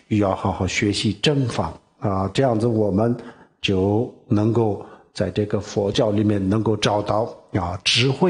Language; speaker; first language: Chinese; non-native, local second language; Tibetan